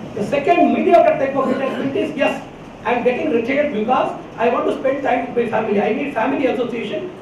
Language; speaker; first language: English; non-native, local second language; Telugu